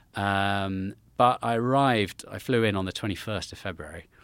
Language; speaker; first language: English; native; English